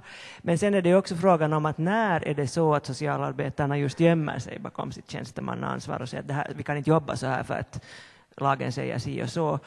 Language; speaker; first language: Swedish; native; Swedish